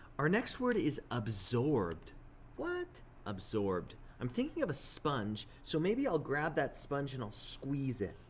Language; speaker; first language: English; native; English